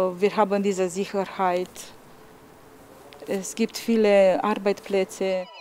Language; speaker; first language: German; non-native, learner; Romanian